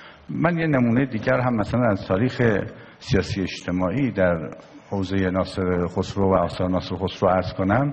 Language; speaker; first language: Persian; native; Persian